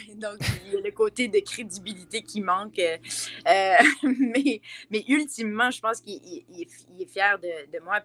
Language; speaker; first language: French; native; French